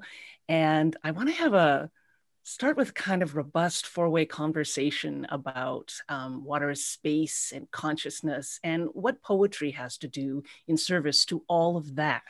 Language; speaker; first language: English; native; English